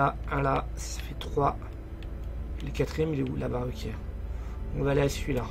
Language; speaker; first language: French; native; French